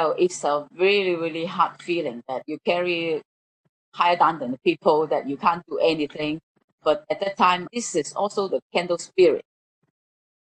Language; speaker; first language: English; non-native, local second language; Cantonese